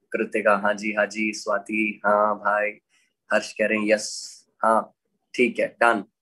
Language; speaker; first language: Hindi; native; Hindi